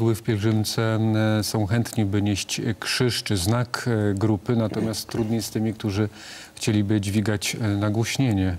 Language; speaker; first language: Polish; native; Polish